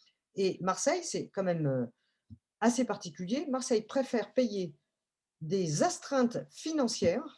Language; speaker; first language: French; native; French